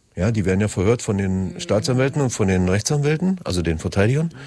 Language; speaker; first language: German; native; German